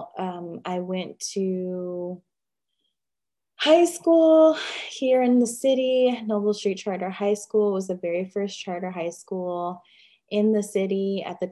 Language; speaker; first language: English; native; English